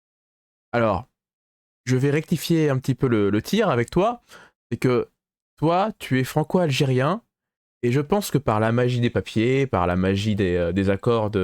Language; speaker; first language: French; native; French